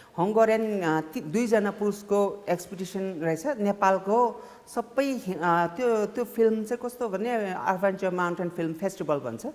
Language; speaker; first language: Nepali; non-native, local second language; Sherpa